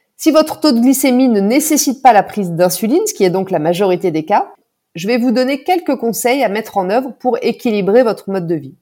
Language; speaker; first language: French; native; French